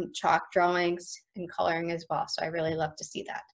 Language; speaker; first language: English; native; English